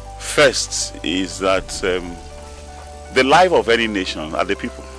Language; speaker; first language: English; non-native, local second language; Yoruba